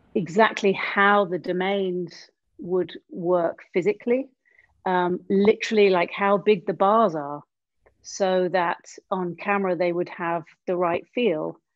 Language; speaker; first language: English; native; English